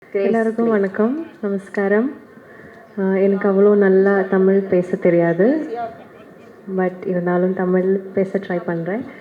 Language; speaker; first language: Tamil; non-native, learner; Malayalam